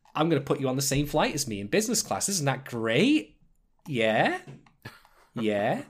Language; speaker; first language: English; native; English